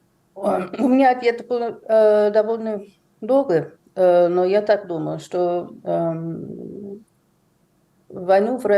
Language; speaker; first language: Russian; non-native, fluent; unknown